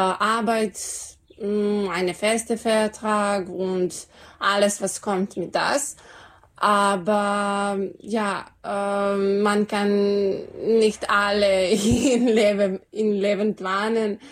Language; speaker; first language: German; non-native, learner; Serbian